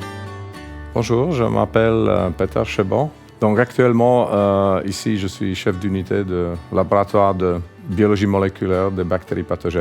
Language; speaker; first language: French; non-native, fluent; Czech